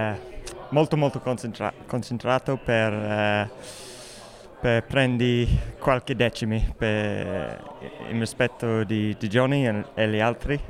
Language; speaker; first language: Italian; non-native, learner; English